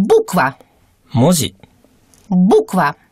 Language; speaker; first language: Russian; non-native, fluent; Japanese